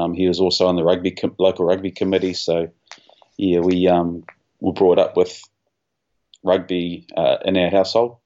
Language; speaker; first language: English; native; English